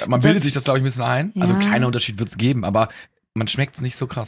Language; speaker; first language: German; native; German